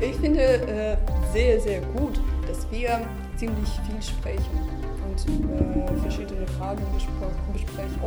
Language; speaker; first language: German; non-native, fluent; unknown